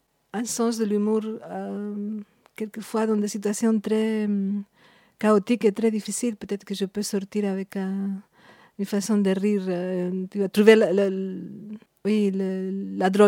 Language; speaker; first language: French; non-native, fluent; Spanish